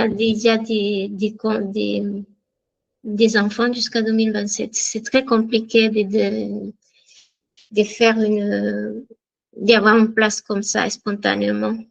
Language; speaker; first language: French; non-native, fluent; Spanish